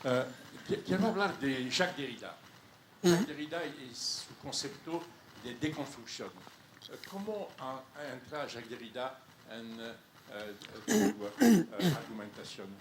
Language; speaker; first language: Spanish; non-native, fluent; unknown